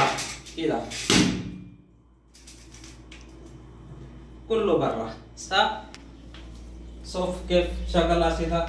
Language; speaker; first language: Arabic; non-native, learner; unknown